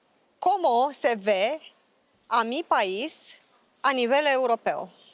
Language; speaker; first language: Spanish; non-native, learner; Romanian